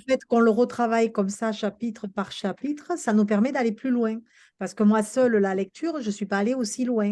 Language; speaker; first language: French; native; French